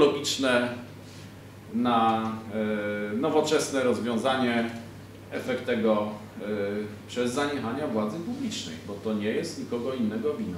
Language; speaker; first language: Polish; native; Polish